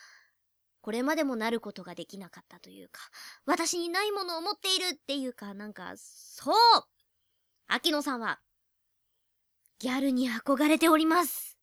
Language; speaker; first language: Japanese; native; Japanese